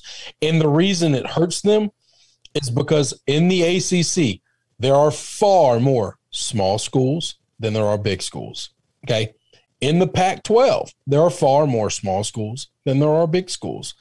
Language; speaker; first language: English; native; English